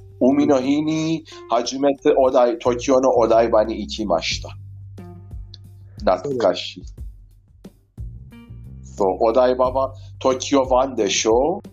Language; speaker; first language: Japanese; non-native, learner; Persian